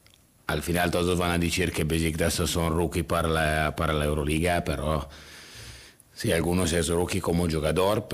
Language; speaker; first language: Spanish; non-native, fluent; Italian